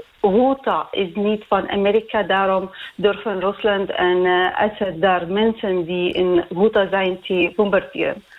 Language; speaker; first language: Dutch; non-native, learner; Arabic